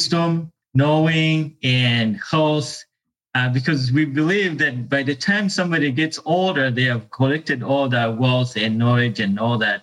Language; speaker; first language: English; non-native, local second language; Ganda